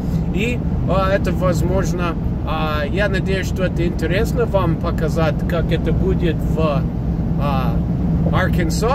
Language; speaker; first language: Russian; non-native, fluent; English